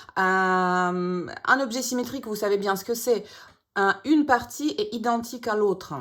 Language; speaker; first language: French; non-native, fluent; Russian